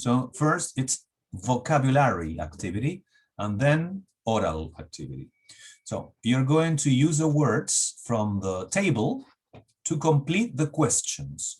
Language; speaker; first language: English; non-native, fluent; Spanish